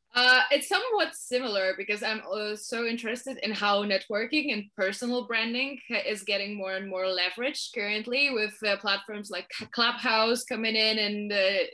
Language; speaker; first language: English; non-native, fluent; Polish